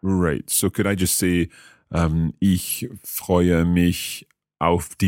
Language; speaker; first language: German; non-native, learner; English